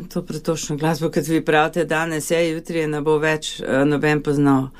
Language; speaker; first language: Slovenian; early bilingual, other home language; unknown